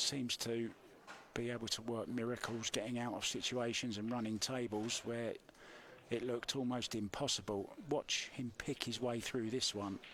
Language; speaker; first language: English; native; English